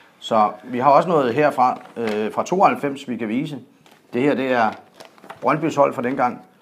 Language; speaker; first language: Danish; native; Danish